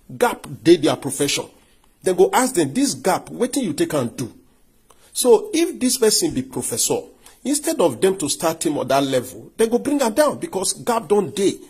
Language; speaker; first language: Nigerian Pidgin; non-native, local second language; Yoruba